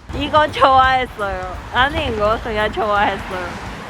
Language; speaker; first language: Korean; non-native, learner; Cantonese